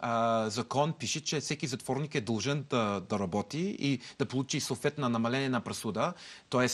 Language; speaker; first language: Bulgarian; non-native, learner; English